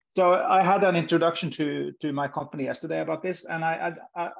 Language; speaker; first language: English; non-native, fluent; Norwegian